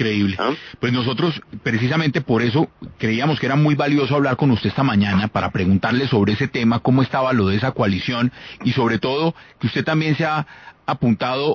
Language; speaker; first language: Spanish; native; Spanish